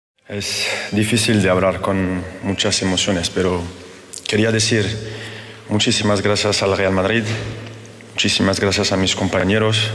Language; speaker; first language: Spanish; non-native, fluent; French